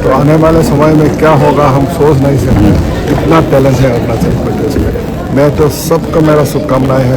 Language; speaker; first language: Hindi; non-native, local second language; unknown